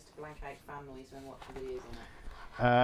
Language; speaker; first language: English; native; English